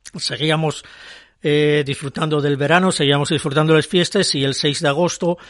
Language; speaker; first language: Spanish; native; Spanish